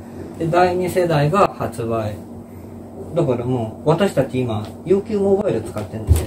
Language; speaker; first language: Japanese; native; Japanese